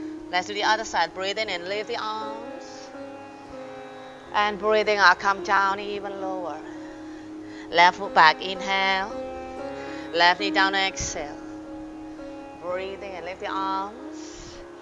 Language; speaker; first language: English; non-native, fluent; Indonesian